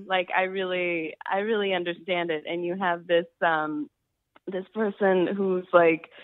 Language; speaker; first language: English; native; English